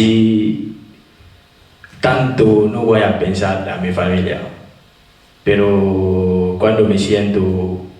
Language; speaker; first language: Spanish; non-native, fluent; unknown